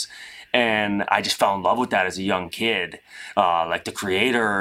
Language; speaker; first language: English; native; English